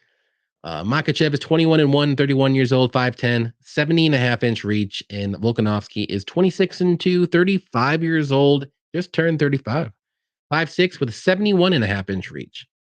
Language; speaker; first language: English; native; English